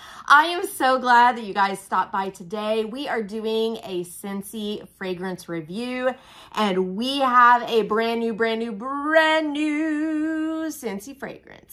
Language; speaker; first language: English; native; English